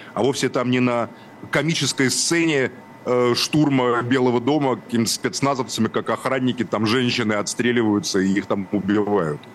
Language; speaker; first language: Russian; native; Russian